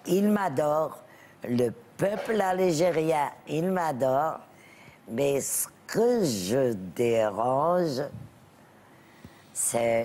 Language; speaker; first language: French; non-native, local second language; Arabic